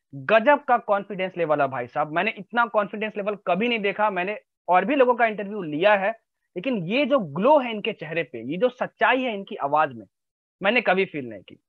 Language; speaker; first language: Hindi; native; Hindi